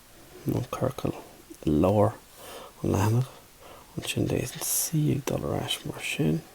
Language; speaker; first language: Irish; non-native, local second language; English